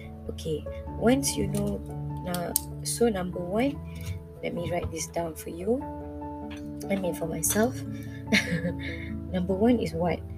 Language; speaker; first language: English; non-native, local second language; Malay